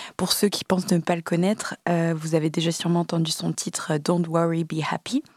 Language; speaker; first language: French; native; French